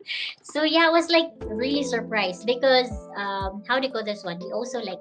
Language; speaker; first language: English; non-native, local second language; Filipino